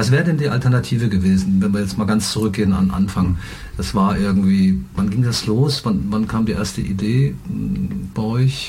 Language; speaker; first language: German; native; German